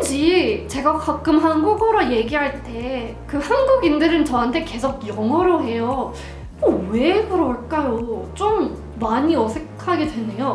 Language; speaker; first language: Korean; non-native, fluent; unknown